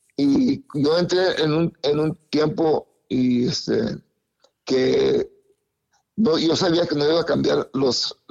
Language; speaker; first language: Spanish; early bilingual, heritage; Spanish